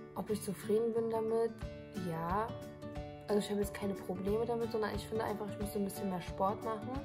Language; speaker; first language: German; early bilingual, other home language; Polish